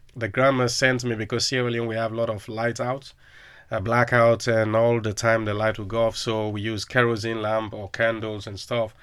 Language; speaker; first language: English; non-native, local second language; Krio